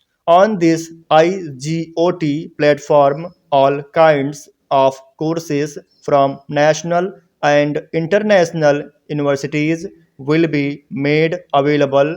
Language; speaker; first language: English; non-native, local second language; Hindi